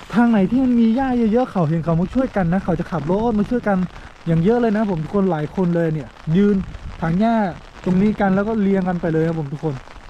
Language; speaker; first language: Thai; native; Thai